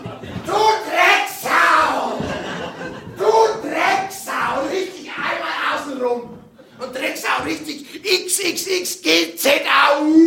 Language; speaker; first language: German; native; German